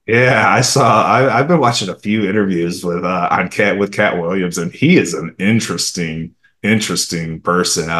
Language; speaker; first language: English; early bilingual, other home language; Romanian